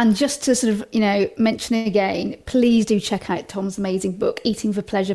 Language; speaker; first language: English; native; English